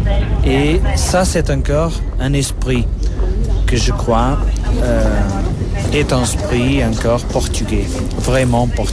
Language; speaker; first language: French; non-native, fluent; Portuguese